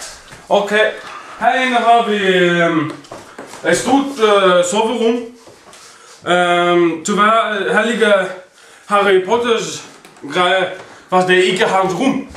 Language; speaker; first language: Norwegian; non-native, learner; Swedish